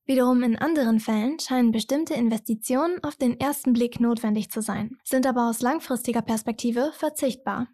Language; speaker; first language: German; native; German